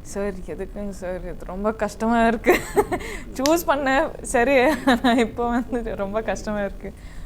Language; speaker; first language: Tamil; non-native, learner; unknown